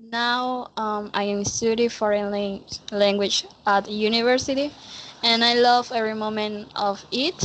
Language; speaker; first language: English; non-native, learner; Spanish